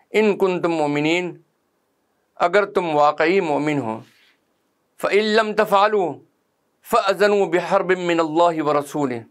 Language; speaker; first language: Urdu; native; Urdu